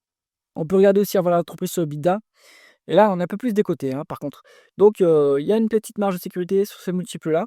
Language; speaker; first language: French; native; French